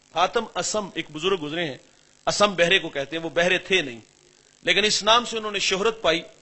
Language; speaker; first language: Urdu; non-native, local second language; Punjabi